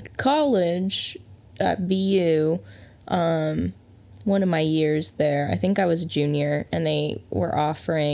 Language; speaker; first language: English; native; English